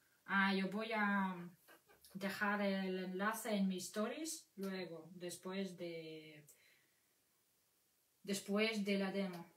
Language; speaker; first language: Spanish; non-native, fluent; Russian